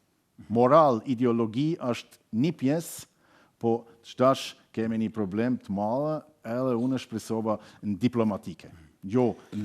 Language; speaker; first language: Albanian; non-native, learner; German